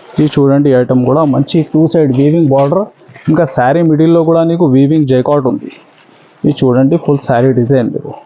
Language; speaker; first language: Telugu; non-native, local second language; Urdu